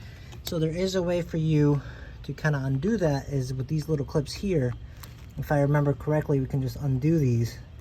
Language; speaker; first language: English; native; English